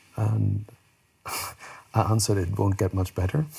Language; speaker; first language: English; non-native, fluent; German